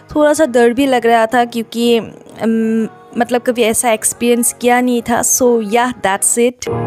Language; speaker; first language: Hindi; non-native, local second language; Assamese